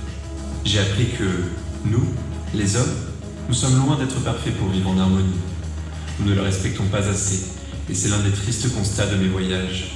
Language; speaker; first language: French; native; French